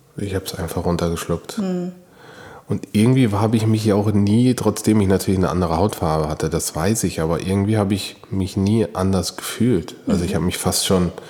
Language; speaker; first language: German; native; German